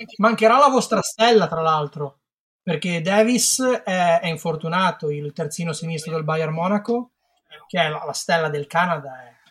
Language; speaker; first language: Italian; native; Italian